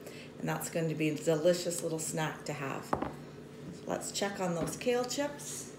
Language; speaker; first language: English; native; English